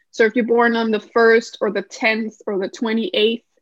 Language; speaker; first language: English; non-native, fluent; Danish